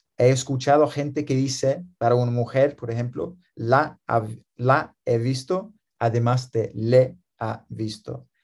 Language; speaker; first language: Spanish; non-native, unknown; English